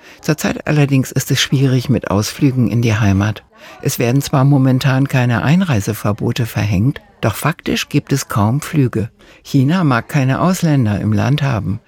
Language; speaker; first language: German; native; German